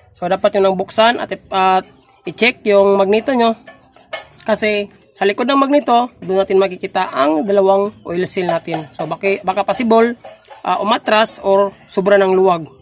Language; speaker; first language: Filipino; non-native, local second language; Cebuano